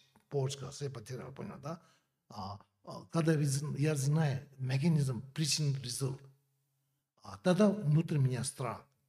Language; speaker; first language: Russian; non-native, learner; Tibetan